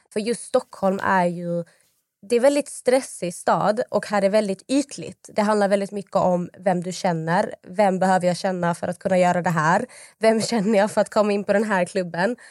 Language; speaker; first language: Swedish; native; Swedish